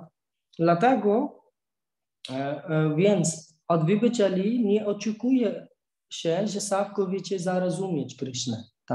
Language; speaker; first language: Polish; non-native, learner; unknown